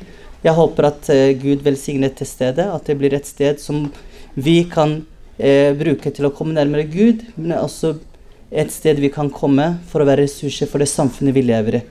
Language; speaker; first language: Norwegian; early bilingual, other home language; Somali